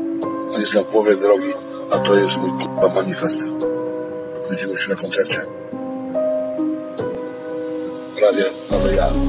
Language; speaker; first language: Polish; native; Polish